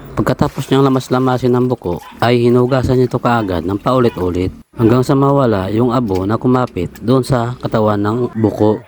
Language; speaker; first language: Filipino; native; Filipino